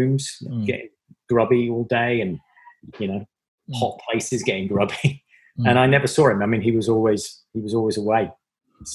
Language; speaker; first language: English; native; English